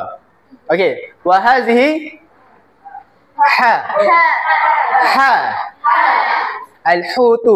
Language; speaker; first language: Arabic; non-native, learner; Malay